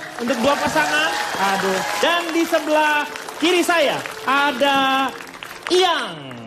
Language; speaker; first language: Indonesian; native; Indonesian